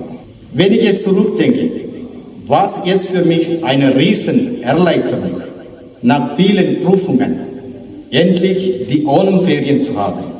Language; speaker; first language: German; non-native, fluent; Malayalam